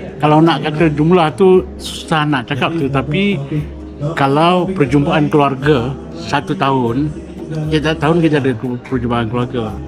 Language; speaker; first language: Malay; native; Malay